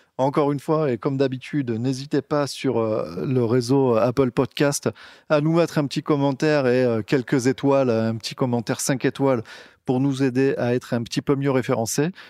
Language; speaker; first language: French; native; French